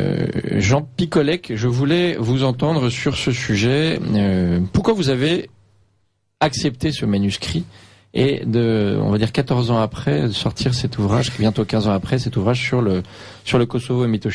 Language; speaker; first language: French; native; French